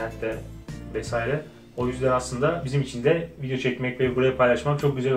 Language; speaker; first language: Turkish; native; Turkish